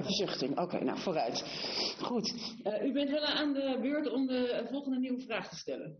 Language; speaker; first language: Dutch; native; Dutch